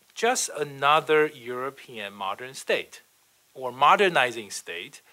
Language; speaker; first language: English; non-native, fluent; Chinese